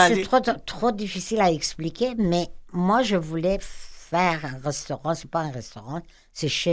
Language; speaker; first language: French; non-native, fluent; Persian